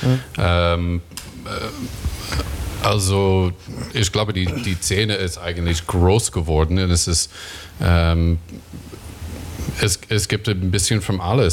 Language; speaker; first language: German; non-native, learner; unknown